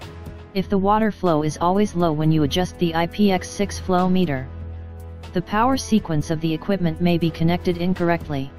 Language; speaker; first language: English; non-native, fluent; Chinese